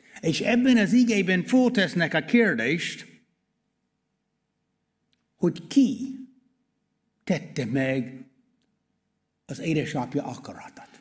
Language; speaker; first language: Hungarian; non-native, learner; English